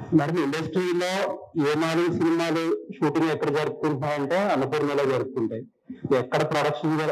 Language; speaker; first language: Telugu; native; Telugu